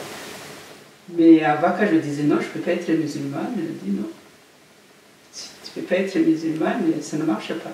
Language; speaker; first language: French; non-native, local second language; Kinyarwanda